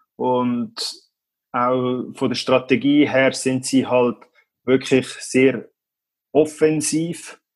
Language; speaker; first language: German; native; German